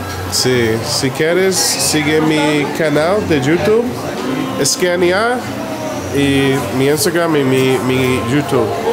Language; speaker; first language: Spanish; non-native, learner; English